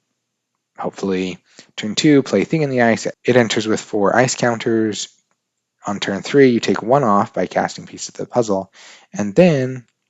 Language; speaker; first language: English; native; English